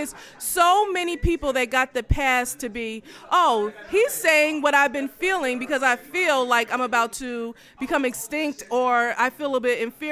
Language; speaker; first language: English; native; English